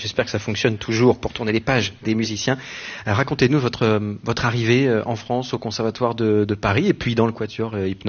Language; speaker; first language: French; native; French